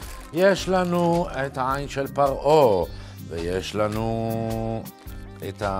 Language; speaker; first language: Hebrew; native; Hebrew